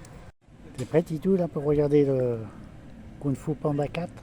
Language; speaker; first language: French; native; French